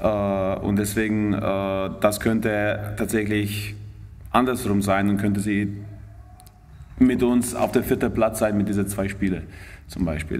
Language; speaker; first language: German; non-native, fluent; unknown